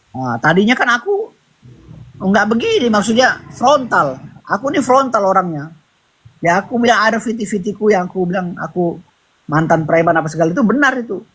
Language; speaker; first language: Indonesian; native; Indonesian